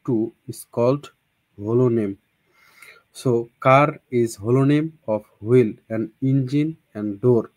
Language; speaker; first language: English; non-native, local second language; Bangla